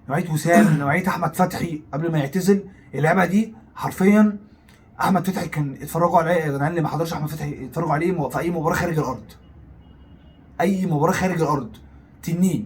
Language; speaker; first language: Arabic; native; Arabic